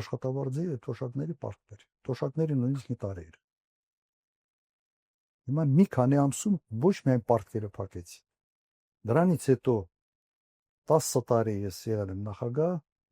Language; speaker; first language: Armenian; native; Armenian